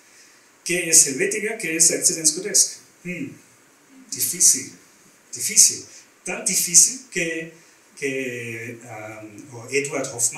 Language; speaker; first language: Portuguese; non-native, learner; German